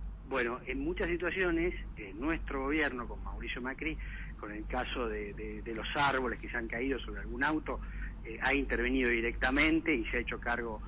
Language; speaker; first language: Spanish; native; Spanish